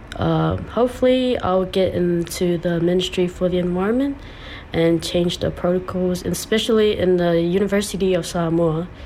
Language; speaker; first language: English; early bilingual, other home language; Samoan